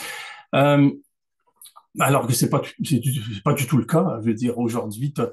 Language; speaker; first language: French; native; French